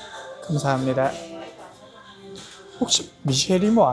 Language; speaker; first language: Korean; early bilingual, heritage; Korean